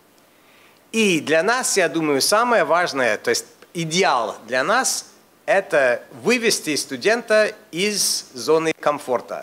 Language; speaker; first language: Russian; non-native, fluent; English